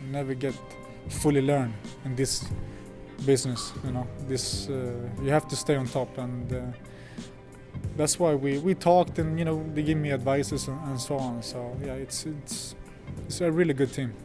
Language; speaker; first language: English; non-native, fluent; Swedish